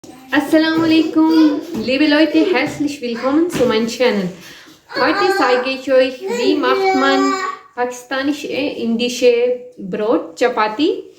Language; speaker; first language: German; non-native, learner; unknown